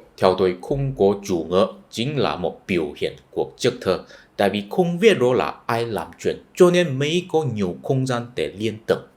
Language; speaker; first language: Vietnamese; non-native, fluent; Chinese